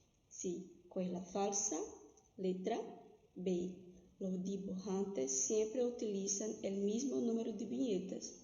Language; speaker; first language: Spanish; non-native, fluent; Portuguese